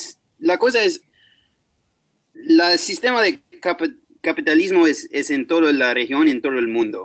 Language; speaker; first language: Spanish; non-native, fluent; English